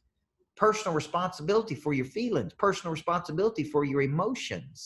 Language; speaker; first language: English; native; English